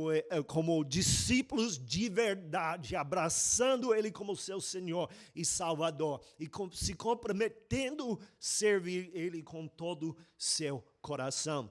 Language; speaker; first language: Portuguese; non-native, fluent; English